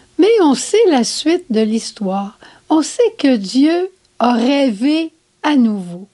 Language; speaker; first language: French; native; French